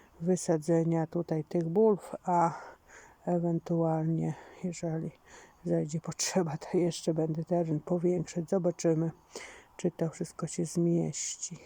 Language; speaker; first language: Polish; native; Polish